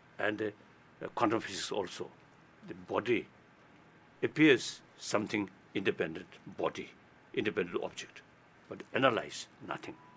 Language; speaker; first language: English; non-native, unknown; Tibetan